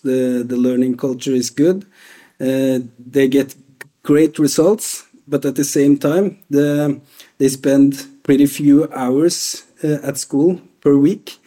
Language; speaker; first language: English; non-native, fluent; Norwegian